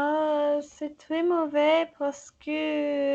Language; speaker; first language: French; non-native, learner; English